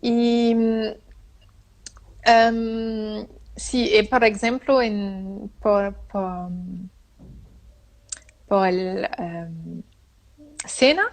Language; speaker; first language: Spanish; non-native, learner; French